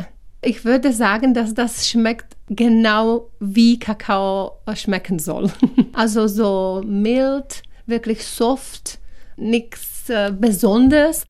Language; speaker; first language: German; non-native, learner; Czech